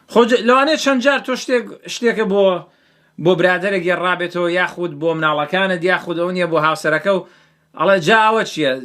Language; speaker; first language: Central Kurdish; early bilingual, heritage; Central Kurdish